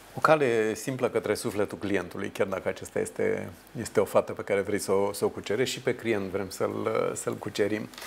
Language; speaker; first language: Romanian; native; Romanian